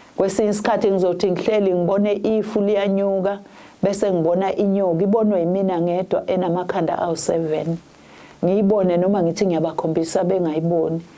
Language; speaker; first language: Zulu; native; Zulu